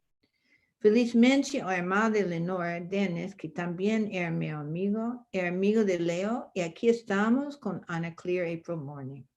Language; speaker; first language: Portuguese; non-native, fluent; English